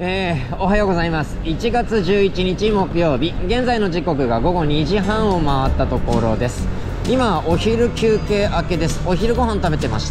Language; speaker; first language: Japanese; native; Japanese